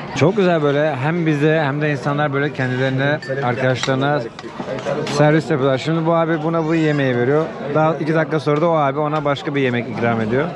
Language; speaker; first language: Turkish; native; Turkish